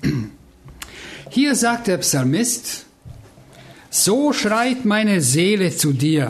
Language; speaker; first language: German; non-native, fluent; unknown